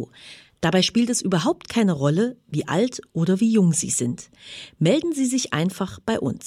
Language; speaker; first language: German; native; German